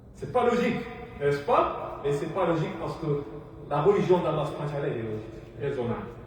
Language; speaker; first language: French; non-native, local second language; Arabic